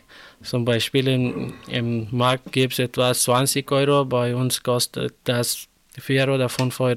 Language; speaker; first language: German; non-native, learner; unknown